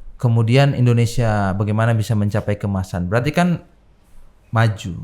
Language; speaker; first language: Indonesian; native; Indonesian